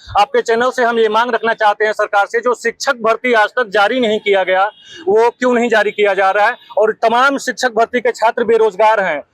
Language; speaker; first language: Hindi; native; Hindi